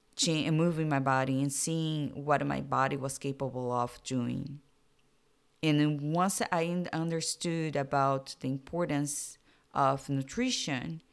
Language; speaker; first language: English; non-native, fluent; Portuguese